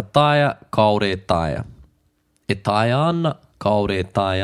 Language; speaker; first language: Māori; non-native, local second language; English